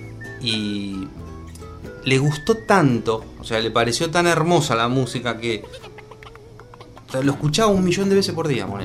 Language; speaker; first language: Spanish; native; Spanish